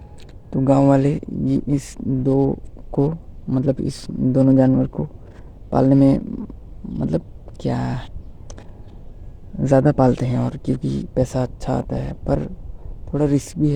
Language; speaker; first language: Hindi; non-native, local second language; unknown